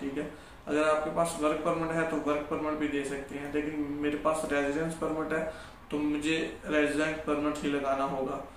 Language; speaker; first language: Urdu; non-native, local second language; Punjabi